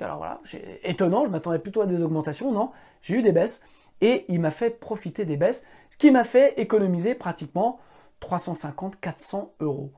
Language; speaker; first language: French; native; French